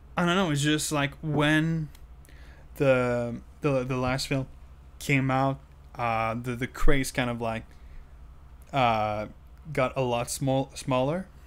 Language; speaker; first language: English; non-native, fluent; French